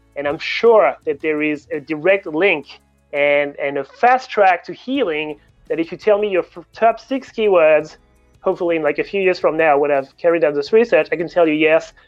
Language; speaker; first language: English; non-native, fluent; French